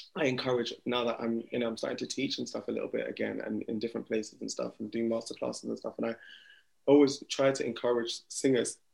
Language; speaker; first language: English; native; English